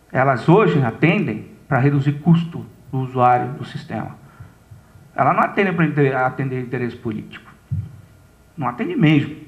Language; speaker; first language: Portuguese; native; Portuguese